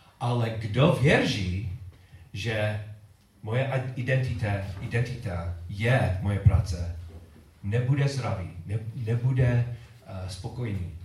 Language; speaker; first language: Czech; non-native, learner; English